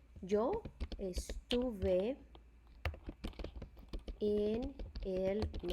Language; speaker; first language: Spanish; non-native, fluent; English